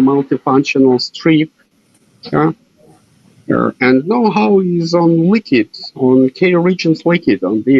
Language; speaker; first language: English; non-native, fluent; Russian